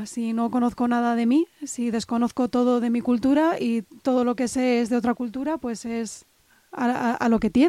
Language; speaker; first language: Spanish; native; Spanish